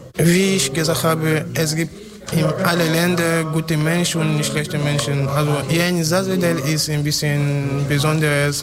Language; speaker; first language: German; non-native, learner; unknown